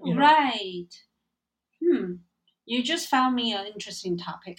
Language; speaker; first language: English; non-native, fluent; Chinese